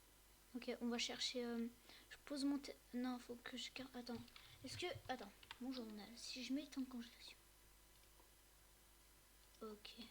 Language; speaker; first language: French; native; French